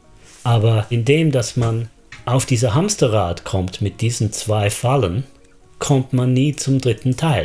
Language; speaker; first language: German; non-native, fluent; English